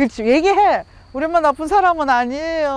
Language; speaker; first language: Korean; native; Korean